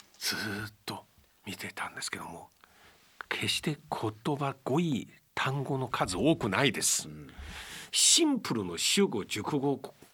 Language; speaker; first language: Japanese; non-native, fluent; Chinese